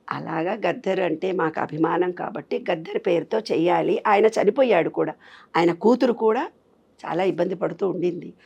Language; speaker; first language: Telugu; native; Telugu